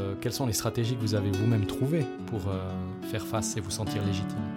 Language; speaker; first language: French; native; French